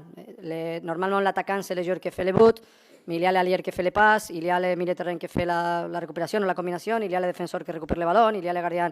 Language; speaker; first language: French; non-native, learner; Spanish